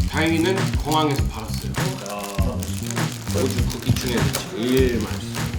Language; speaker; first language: Korean; non-native, fluent; English